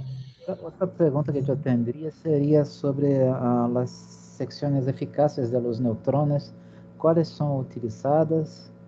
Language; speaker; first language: Spanish; non-native, fluent; Portuguese